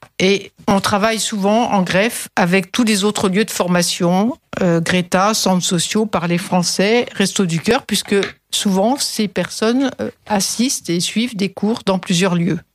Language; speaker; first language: French; native; French